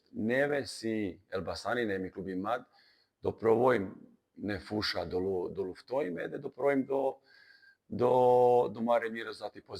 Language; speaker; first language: Albanian; non-native, learner; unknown